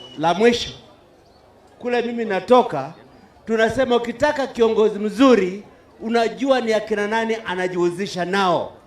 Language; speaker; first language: Swahili; non-native, local second language; Luyia